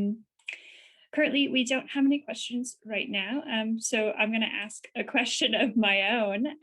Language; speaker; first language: English; native; English